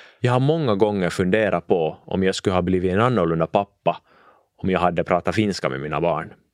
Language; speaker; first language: Swedish; non-native, local second language; Finnish